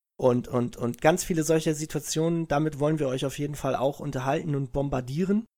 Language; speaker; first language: German; early bilingual, other home language; Italian